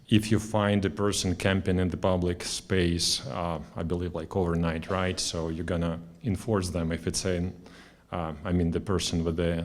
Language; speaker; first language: English; non-native, fluent; Russian